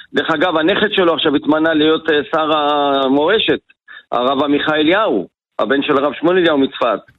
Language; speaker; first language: Hebrew; native; Hebrew